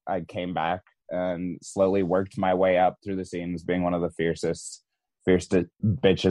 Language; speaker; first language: English; native; English